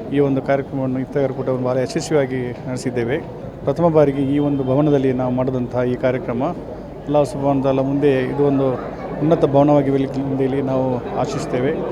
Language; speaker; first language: Kannada; non-native, local second language; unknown